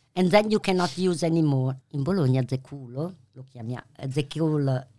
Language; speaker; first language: English; non-native, learner; Italian